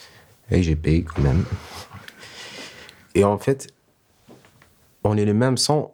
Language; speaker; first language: French; non-native, learner; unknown